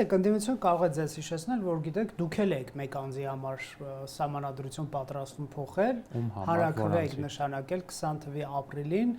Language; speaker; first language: Armenian; native; Armenian